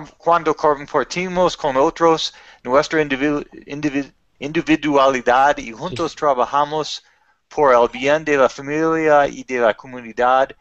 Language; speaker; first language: Spanish; non-native, learner; English